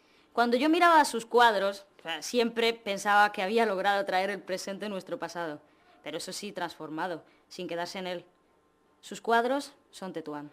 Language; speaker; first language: Spanish; non-native, fluent; Arabic